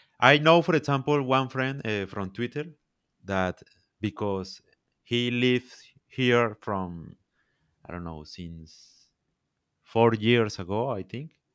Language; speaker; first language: English; non-native, learner; Spanish